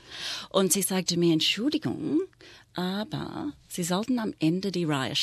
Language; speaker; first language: German; non-native, fluent; English